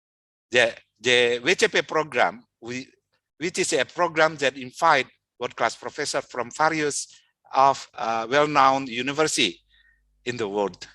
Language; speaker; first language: English; non-native, fluent; Indonesian